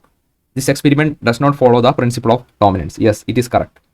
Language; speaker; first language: English; non-native, local second language; Malayalam